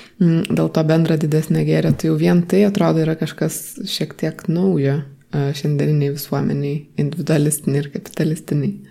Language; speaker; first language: Lithuanian; native; Lithuanian